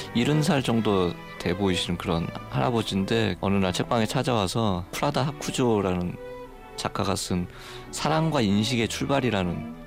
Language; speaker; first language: Korean; native; Korean